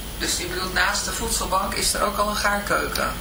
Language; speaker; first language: Dutch; native; Dutch